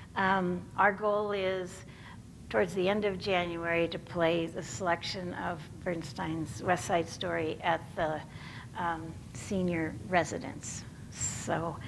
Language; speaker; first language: English; native; English